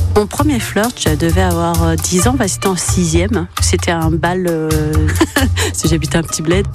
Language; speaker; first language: French; native; French